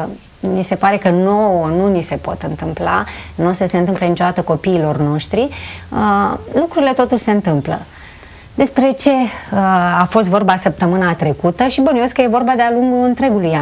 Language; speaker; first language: Romanian; native; Romanian